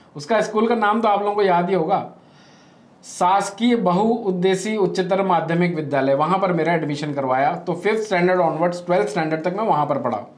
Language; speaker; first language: Hindi; native; Hindi